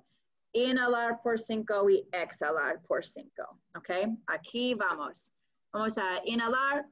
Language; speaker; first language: Spanish; non-native, fluent; English